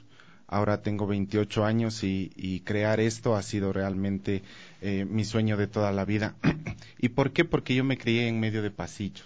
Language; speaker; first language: Spanish; native; Spanish